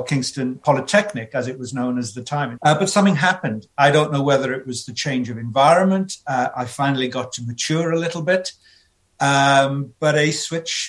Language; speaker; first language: English; native; English